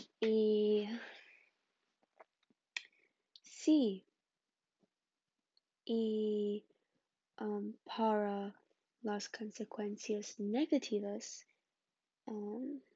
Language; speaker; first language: Spanish; non-native, learner; English